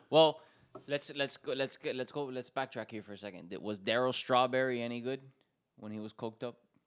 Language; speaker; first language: English; early bilingual, other home language; Spanish